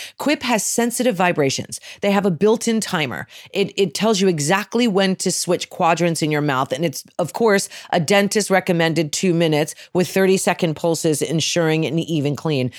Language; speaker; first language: English; native; English